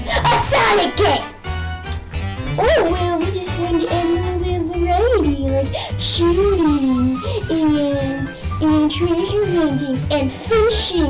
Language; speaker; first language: English; native; English